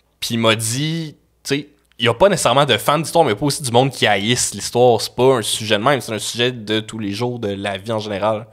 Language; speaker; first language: French; native; French